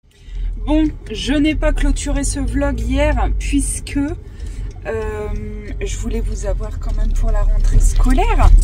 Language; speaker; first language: French; native; French